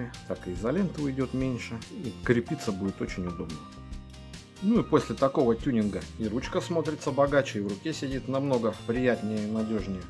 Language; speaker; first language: Russian; native; Russian